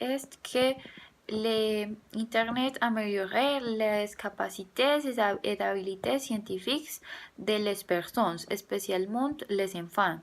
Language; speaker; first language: French; non-native, learner; Spanish